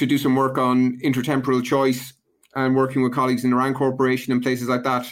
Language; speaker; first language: English; native; English